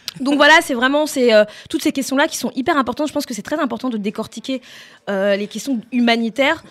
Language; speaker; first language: French; native; French